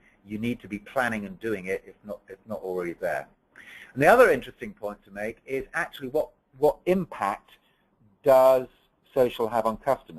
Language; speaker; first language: English; native; English